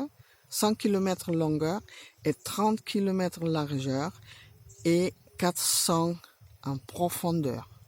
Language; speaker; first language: French; non-native, learner; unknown